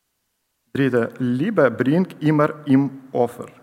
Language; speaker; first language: German; non-native, learner; Ukrainian